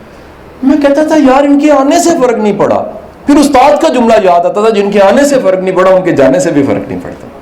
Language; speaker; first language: Urdu; native; Urdu